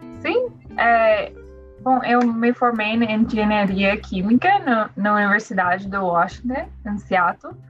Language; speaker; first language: Portuguese; non-native, learner; English